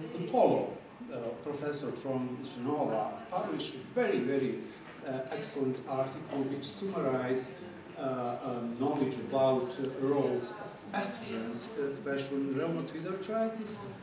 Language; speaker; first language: English; non-native, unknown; Serbian